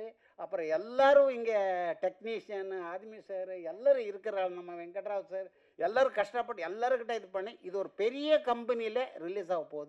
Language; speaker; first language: Tamil; non-native, learner; Malayalam